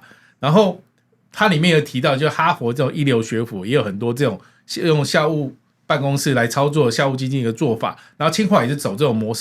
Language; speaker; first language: Chinese; native; Chinese